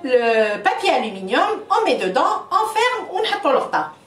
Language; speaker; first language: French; non-native, local second language; Arabic